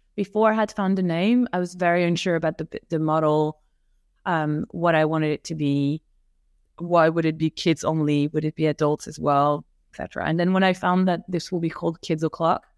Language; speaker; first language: English; non-native, fluent; French